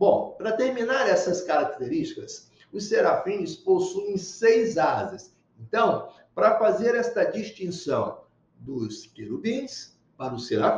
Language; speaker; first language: Portuguese; native; Portuguese